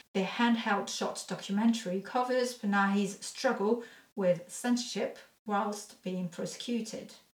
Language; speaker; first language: English; non-native, fluent; French